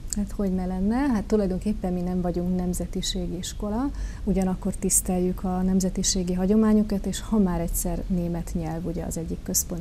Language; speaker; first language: Hungarian; native; Hungarian